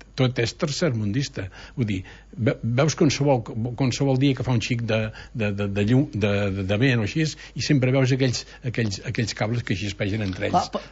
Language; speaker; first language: Catalan; native; Catalan